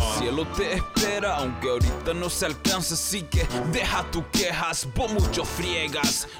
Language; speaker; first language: Spanish; early bilingual, heritage; Spanish